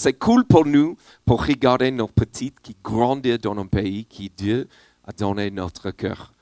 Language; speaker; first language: French; non-native, learner; English